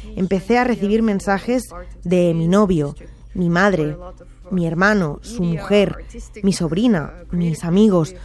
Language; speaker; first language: Spanish; non-native, fluent; Ukrainian